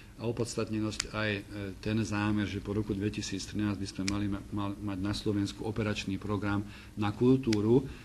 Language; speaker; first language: Slovak; non-native, local second language; Hungarian